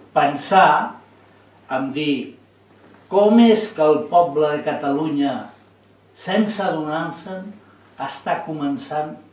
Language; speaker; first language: Catalan; native; Catalan